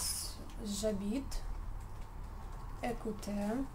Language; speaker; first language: French; non-native, learner; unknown